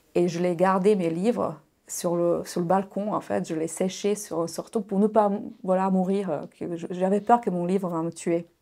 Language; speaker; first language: French; non-native, fluent; Bosnian